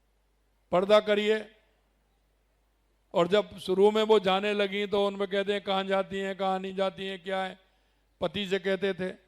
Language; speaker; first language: Hindi; native; Hindi